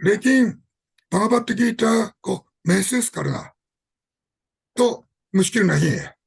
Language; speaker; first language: Hindi; non-native, fluent; Japanese